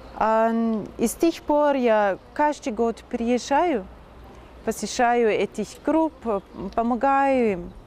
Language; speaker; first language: Russian; non-native, fluent; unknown